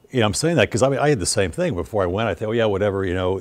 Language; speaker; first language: English; native; English